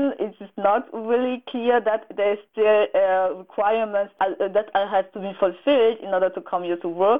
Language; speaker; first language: English; non-native, local second language; French